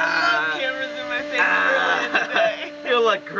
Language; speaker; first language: English; native; English